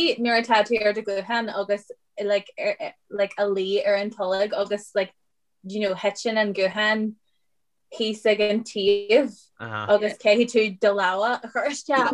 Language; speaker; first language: Irish; non-native, local second language; English